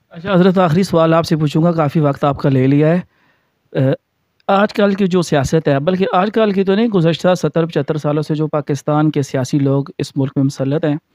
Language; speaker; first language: Urdu; non-native, local second language; Punjabi